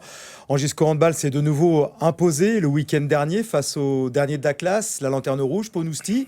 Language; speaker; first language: French; native; French